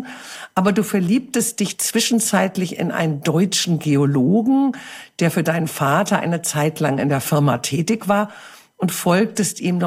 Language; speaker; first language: German; native; German